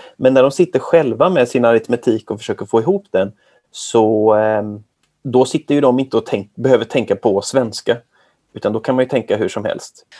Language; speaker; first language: Swedish; native; Swedish